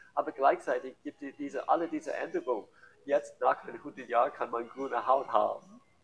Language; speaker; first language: German; non-native, learner; English